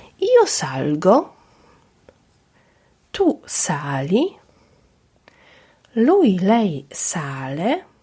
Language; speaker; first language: Italian; non-native, fluent; Polish